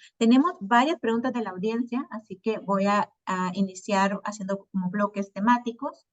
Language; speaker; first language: Spanish; native; Spanish